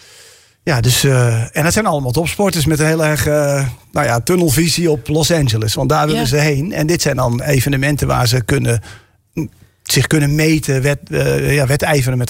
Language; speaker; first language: Dutch; native; Dutch